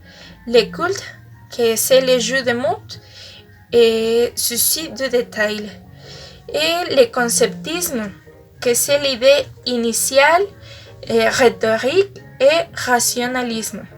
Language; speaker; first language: French; non-native, learner; Spanish